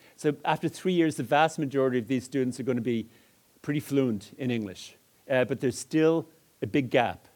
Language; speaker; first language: English; native; English